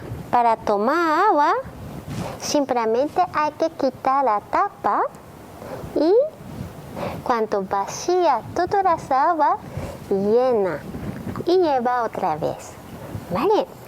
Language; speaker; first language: Spanish; non-native, learner; Japanese